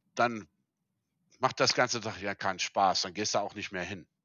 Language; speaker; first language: German; early bilingual, heritage; German